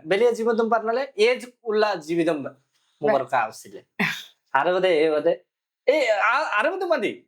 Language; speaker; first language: Malayalam; non-native, fluent; Bangla